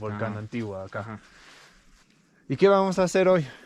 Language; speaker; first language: Spanish; non-native, learner; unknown